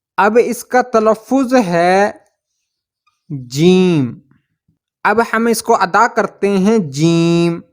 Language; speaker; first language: Urdu; native; Urdu